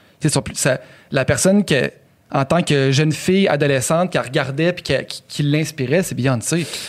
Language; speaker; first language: French; native; French